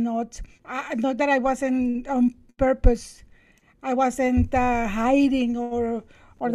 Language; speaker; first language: English; non-native, fluent; Spanish